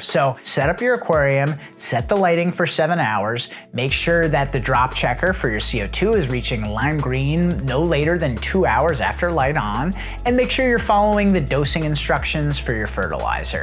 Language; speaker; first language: English; native; English